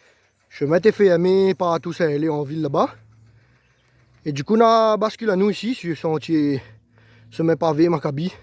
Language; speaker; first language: French; non-native, local second language; Réunion Creole French